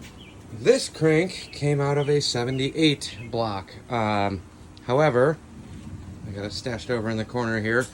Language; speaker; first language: English; native; English